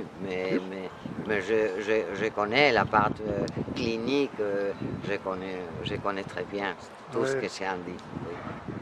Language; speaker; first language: French; non-native, fluent; Spanish